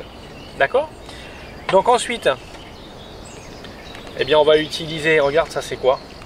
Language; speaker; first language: French; native; French